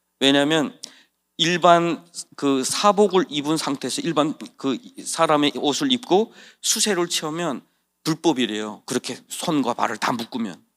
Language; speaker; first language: Korean; native; Korean